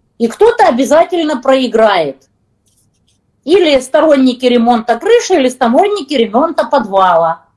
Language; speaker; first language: Russian; native; Russian